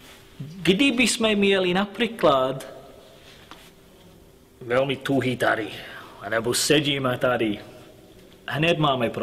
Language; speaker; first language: Czech; non-native, learner; English